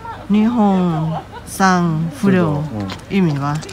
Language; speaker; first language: Japanese; non-native, learner; Thai